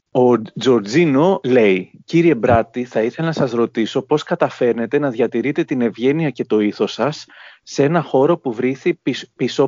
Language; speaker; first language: Greek; native; Greek